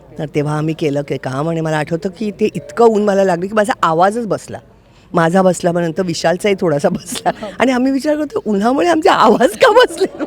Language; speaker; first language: Marathi; native; Marathi